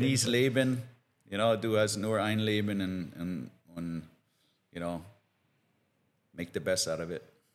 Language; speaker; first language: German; non-native, learner; English